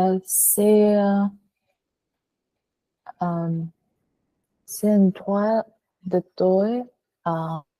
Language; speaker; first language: French; non-native, learner; Vietnamese